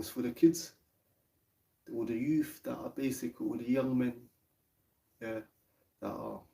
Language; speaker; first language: English; native; English